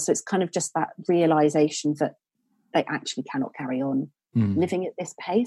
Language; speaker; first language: English; native; English